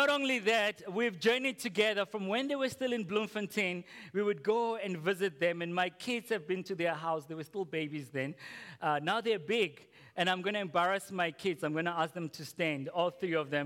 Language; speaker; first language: English; non-native, local second language; Tswana